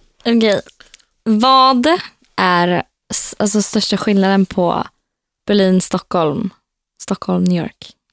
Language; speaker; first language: Swedish; native; Swedish